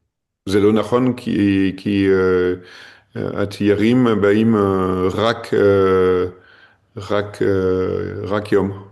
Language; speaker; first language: Hebrew; non-native, learner; French